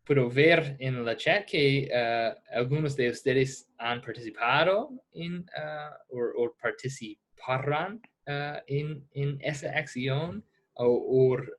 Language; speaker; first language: Spanish; non-native, fluent; English